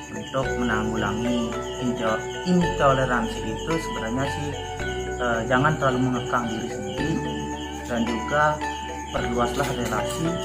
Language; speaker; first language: Indonesian; non-native, local second language; Balinese